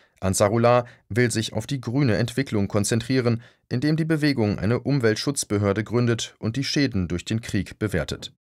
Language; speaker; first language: German; native; German